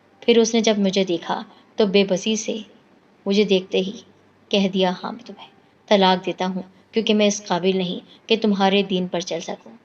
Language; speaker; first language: Urdu; native; Urdu